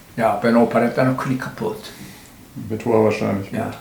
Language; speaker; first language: German; non-native, learner; Korean